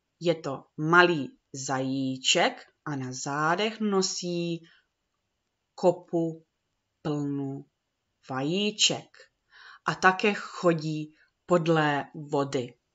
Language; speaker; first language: Czech; early bilingual, heritage; Czech